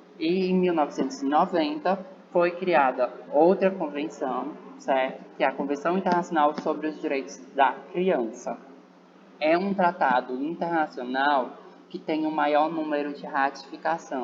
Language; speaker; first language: Portuguese; native; Portuguese